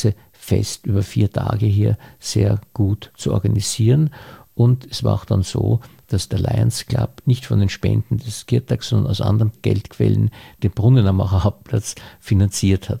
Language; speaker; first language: German; native; German